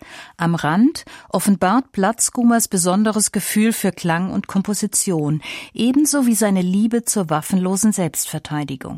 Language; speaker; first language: German; native; German